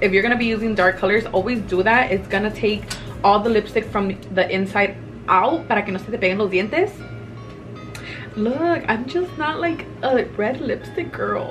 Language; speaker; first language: English; early bilingual, other home language; Spanish